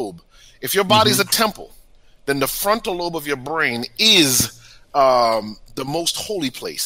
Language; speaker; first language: English; native; English